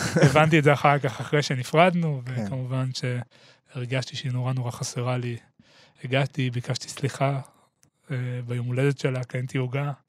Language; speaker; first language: Hebrew; native; Hebrew